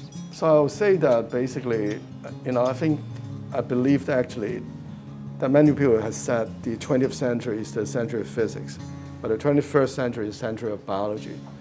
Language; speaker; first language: English; non-native, local second language; Cantonese